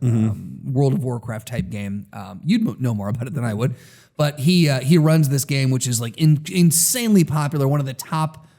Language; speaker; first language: English; native; English